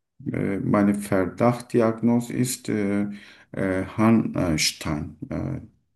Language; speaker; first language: German; non-native, learner; Turkish